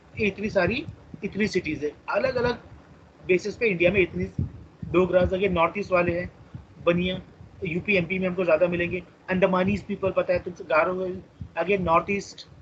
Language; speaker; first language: Hindi; non-native, local second language; Marathi